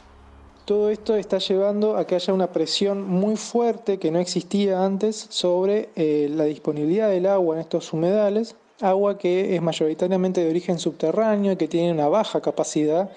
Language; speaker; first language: Spanish; native; Spanish